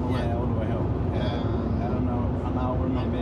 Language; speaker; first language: English; non-native, fluent; Swedish